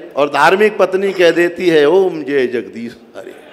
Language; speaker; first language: Hindi; native; Hindi